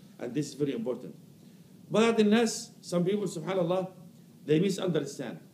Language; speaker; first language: English; non-native, fluent; Arabic